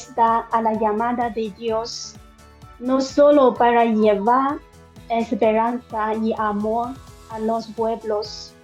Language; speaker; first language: Spanish; non-native, learner; Chinese